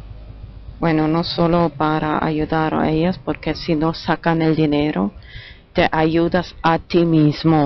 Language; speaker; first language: Spanish; non-native, fluent; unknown